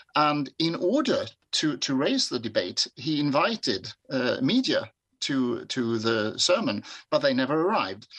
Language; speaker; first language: English; non-native, fluent; Swedish